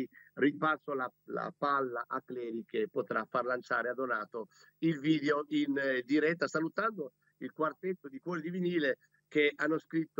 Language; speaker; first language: Italian; native; Italian